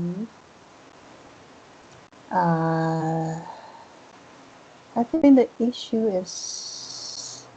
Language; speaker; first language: English; non-native, learner; Chinese